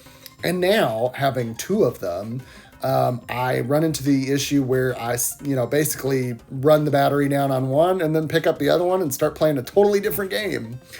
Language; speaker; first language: English; native; English